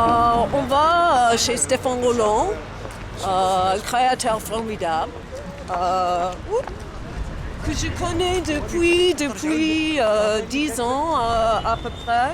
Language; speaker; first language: French; non-native, fluent; English